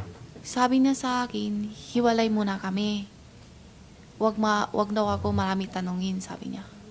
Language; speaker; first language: Filipino; non-native, learner; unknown